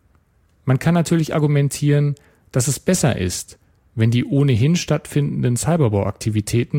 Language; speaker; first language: German; native; German